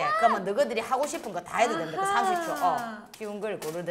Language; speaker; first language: Korean; native; Korean